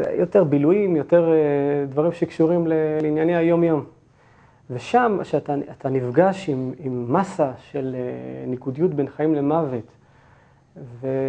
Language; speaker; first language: Hebrew; early bilingual, other home language; Turkish